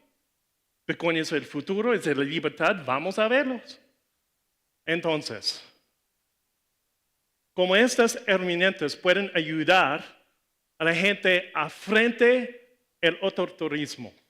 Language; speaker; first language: Spanish; non-native, learner; English